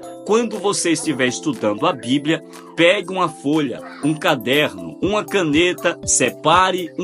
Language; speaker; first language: Portuguese; native; Portuguese